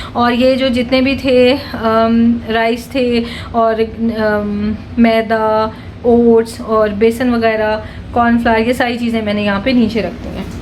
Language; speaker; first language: Urdu; native; Urdu